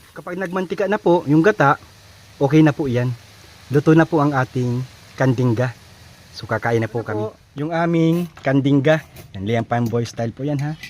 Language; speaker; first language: Filipino; non-native, local second language; Bikol